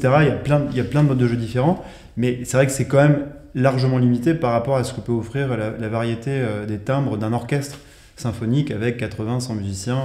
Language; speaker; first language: French; native; French